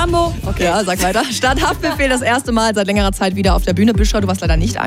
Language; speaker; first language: German; native; German